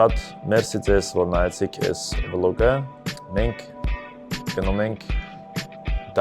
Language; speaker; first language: Armenian; early bilingual, heritage; Russian